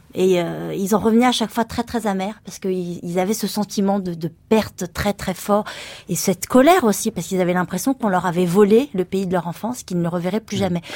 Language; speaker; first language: French; early bilingual, other home language; Vietnamese